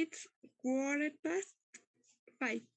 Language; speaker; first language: English; non-native, learner; Spanish